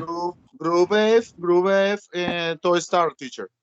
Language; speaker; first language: English; non-native, learner; Spanish